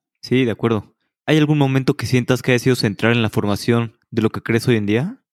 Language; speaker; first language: Spanish; native; Spanish